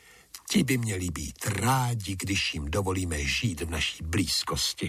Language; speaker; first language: Czech; native; Czech